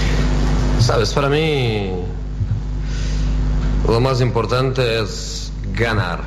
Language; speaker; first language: Spanish; non-native, fluent; Portuguese